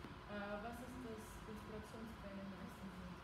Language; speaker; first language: German; early bilingual, other home language; Russian